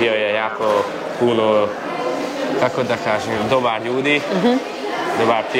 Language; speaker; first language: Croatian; non-native, local second language; Hungarian